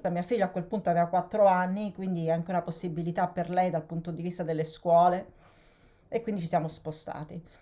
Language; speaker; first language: Italian; native; Italian